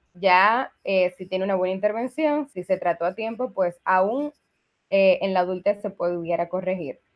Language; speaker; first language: Spanish; native; Spanish